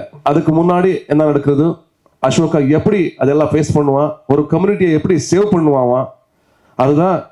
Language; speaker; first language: Tamil; non-native, local second language; Kannada